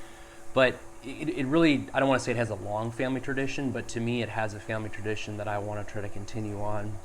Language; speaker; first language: English; native; English